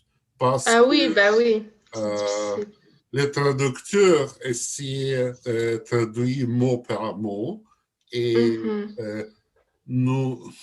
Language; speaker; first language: French; non-native, learner; Russian